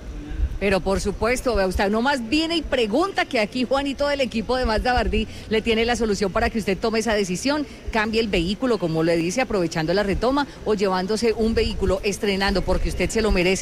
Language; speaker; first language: Spanish; native; Spanish